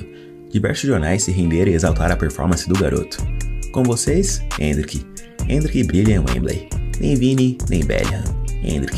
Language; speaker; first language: Portuguese; native; Portuguese